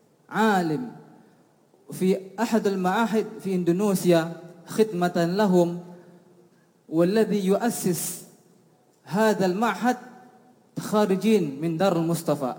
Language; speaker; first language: Arabic; non-native, learner; Indonesian